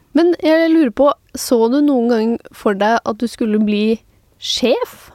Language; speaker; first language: Norwegian; native; Norwegian